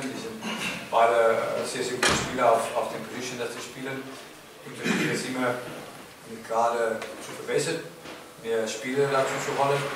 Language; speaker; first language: German; non-native, fluent; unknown